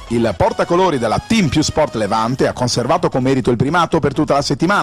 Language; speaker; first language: Italian; native; Italian